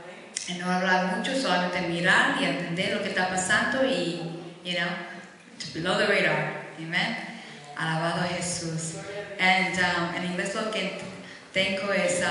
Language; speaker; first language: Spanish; early bilingual, heritage; Spanish